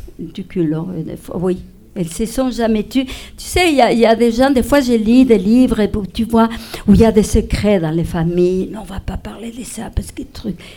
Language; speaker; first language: French; non-native, fluent; Spanish